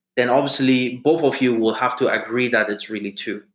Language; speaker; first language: English; early bilingual, other home language; German